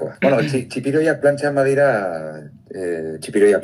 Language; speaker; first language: Basque; native; Basque